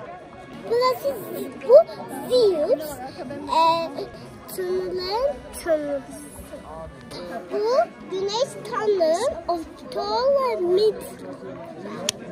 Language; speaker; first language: Turkish; non-native, learner; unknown